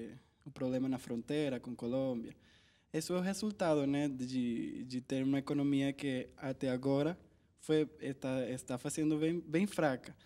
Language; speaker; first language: Portuguese; non-native, learner; Spanish